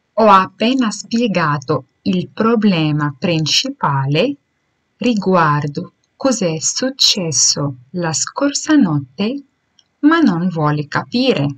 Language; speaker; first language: Italian; non-native, fluent; Arabic